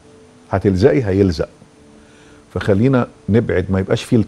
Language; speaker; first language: Arabic; native; Arabic